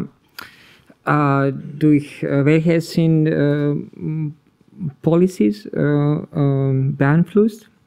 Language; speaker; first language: German; non-native, learner; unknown